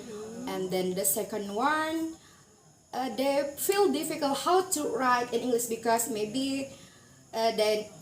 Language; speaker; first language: English; non-native, learner; Indonesian